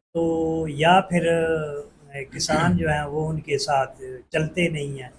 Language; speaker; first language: Urdu; non-native, local second language; Saraiki